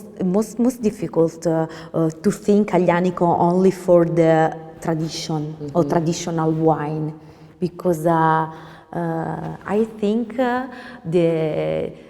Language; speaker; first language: English; non-native, learner; Italian